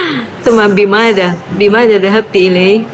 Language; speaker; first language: Arabic; non-native, fluent; Indonesian